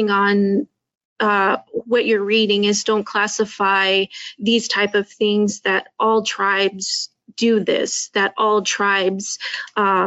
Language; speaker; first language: English; native; English